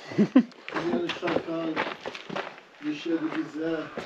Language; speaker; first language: French; non-native, local second language; Arabic